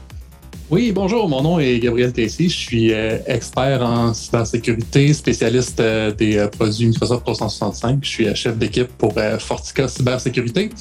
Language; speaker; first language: French; native; French